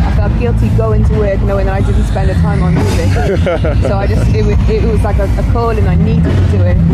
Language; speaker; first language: English; native; English